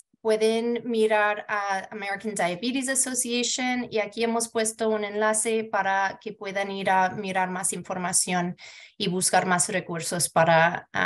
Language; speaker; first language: Spanish; early bilingual, heritage; Spanish